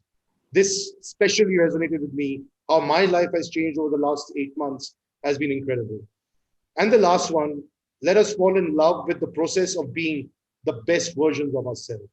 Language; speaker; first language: English; non-native, local second language; Hindi